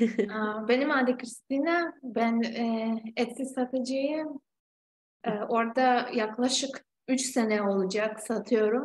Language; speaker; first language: Turkish; non-native, fluent; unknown